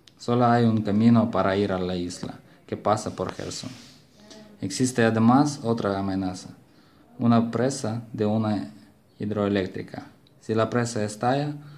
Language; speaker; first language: Spanish; non-native, fluent; Ukrainian